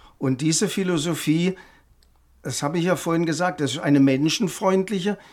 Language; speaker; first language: German; native; German